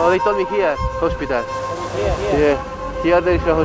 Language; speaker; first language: English; non-native, learner; Spanish